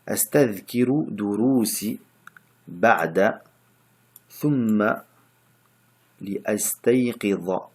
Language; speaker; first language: Arabic; non-native, fluent; French